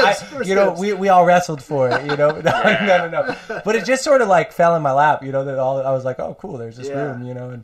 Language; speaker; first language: English; native; English